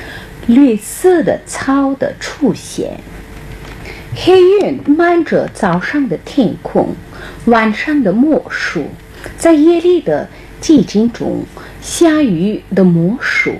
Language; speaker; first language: Chinese; non-native, fluent; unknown